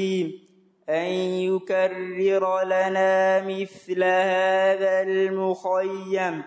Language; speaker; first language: Arabic; non-native, local second language; Somali